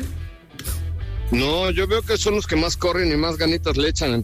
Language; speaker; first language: Spanish; native; Spanish